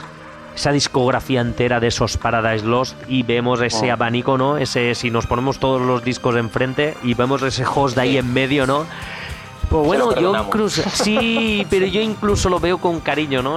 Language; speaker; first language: Spanish; native; Spanish